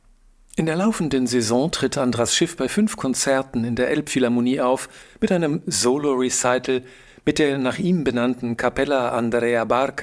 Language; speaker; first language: German; native; German